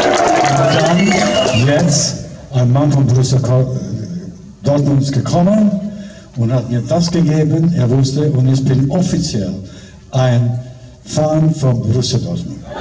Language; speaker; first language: German; non-native, fluent; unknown